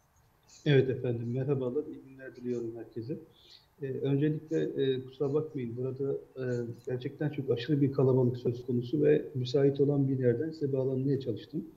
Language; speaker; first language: Turkish; native; Turkish